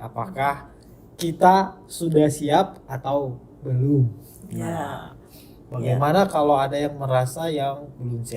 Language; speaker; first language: Indonesian; native; Indonesian